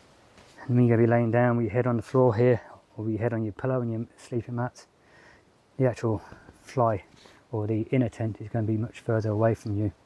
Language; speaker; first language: English; native; English